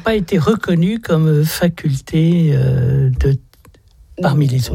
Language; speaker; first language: French; native; French